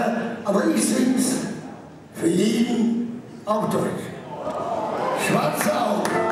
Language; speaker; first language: German; non-native, local second language; Romany